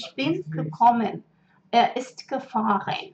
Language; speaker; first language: German; non-native, fluent; Russian